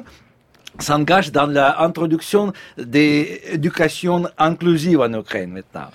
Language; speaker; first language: French; non-native, fluent; Russian